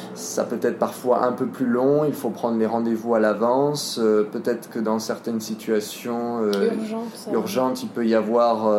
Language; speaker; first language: French; native; French